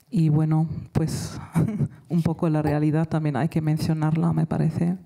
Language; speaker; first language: Spanish; non-native, fluent; German